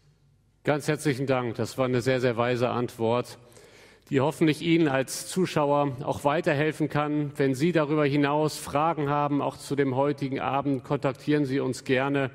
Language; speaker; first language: German; native; German